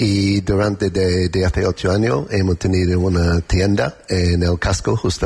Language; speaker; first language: Spanish; non-native, learner; English